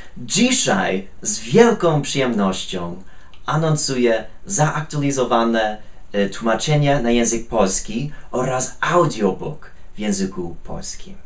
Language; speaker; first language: Polish; non-native, fluent; English